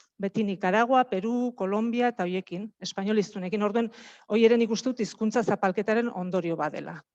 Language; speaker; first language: Basque; native; Basque